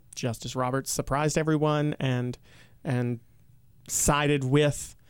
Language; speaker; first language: English; native; English